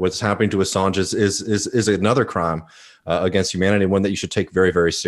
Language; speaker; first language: English; native; English